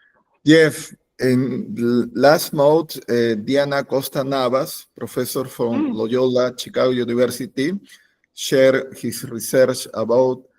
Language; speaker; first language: English; non-native, learner; Spanish